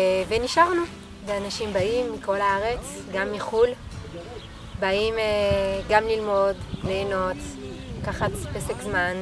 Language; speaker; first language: Hebrew; non-native, fluent; French